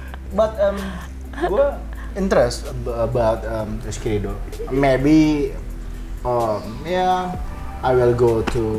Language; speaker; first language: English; non-native, learner; Indonesian